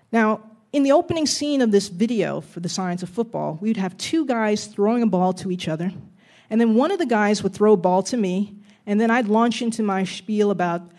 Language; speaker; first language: English; native; English